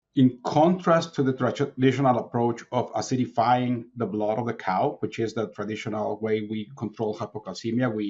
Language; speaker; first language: English; non-native, fluent; Spanish